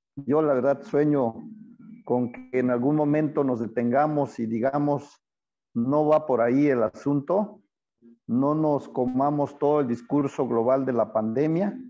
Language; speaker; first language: Spanish; non-native, local second language; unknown